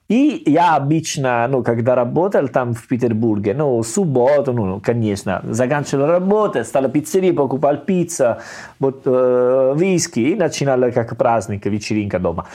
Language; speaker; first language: Russian; non-native, learner; Italian